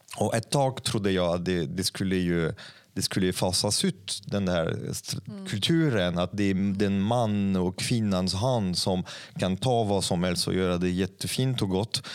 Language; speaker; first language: Swedish; non-native, fluent; French